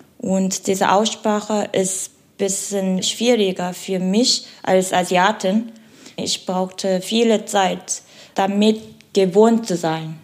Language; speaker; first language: German; non-native, learner; Korean